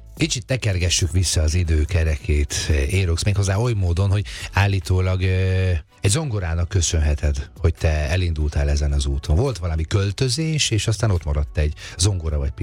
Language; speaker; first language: Hungarian; native; Hungarian